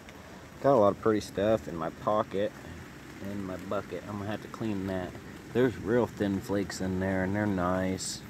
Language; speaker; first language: English; native; English